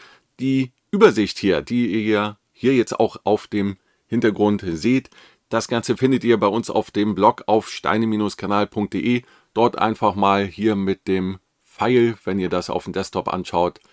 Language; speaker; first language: German; native; German